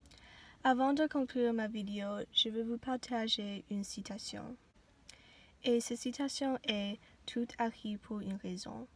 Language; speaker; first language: French; non-native, learner; English